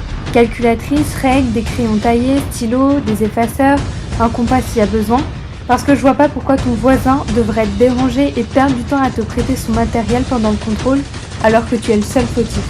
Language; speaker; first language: French; native; French